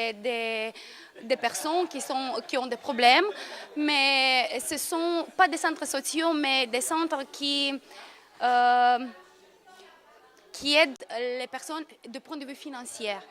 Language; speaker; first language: French; non-native, fluent; Romanian